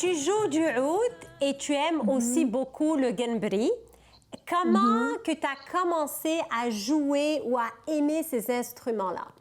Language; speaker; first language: French; non-native, local second language; Arabic